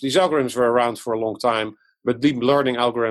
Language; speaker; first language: English; non-native, fluent; Dutch